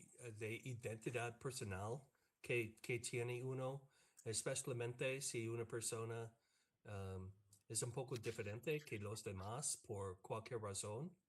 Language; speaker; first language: Spanish; non-native, fluent; English